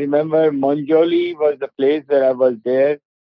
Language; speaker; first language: English; non-native, local second language; Hindi